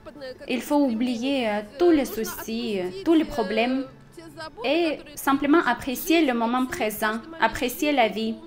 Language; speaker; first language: French; non-native, fluent; Russian